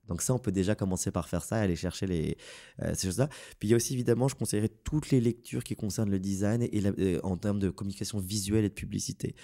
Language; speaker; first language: French; native; French